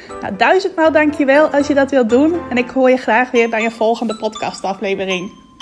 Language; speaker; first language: Dutch; native; Dutch